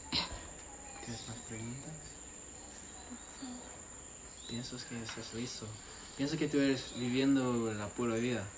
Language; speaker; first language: Spanish; non-native, learner; English